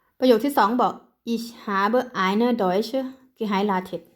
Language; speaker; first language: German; non-native, fluent; Thai